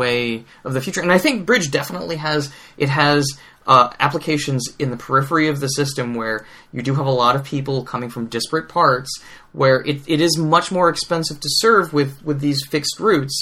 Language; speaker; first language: English; native; English